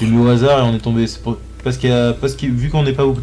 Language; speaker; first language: French; native; French